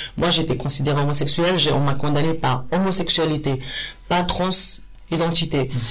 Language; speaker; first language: French; non-native, local second language; Arabic